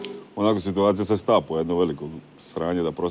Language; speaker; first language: Bosnian; native; Bosnian